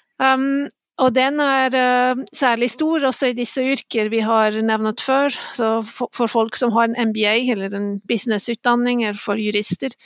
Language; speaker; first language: Norwegian; non-native, fluent; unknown